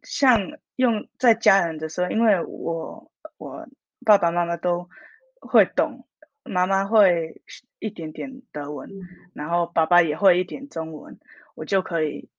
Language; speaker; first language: Chinese; early bilingual, heritage; Min Nan Chinese